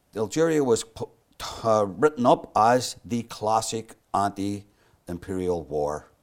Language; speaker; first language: English; native; English